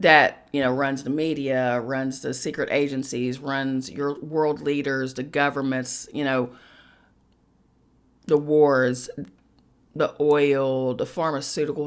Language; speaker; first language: English; native; English